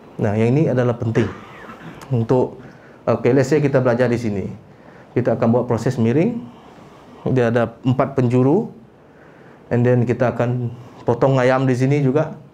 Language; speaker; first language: Malay; non-native, local second language; Iban